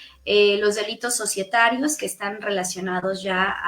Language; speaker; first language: Spanish; native; Spanish